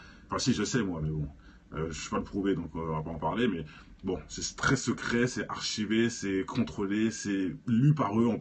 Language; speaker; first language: French; native; French